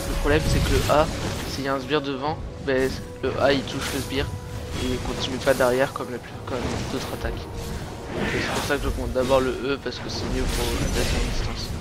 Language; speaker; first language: French; native; French